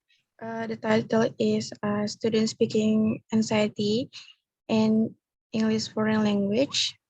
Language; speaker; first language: English; non-native, learner; Indonesian